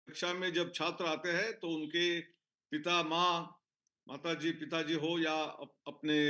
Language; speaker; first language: Hindi; non-native, local second language; Marathi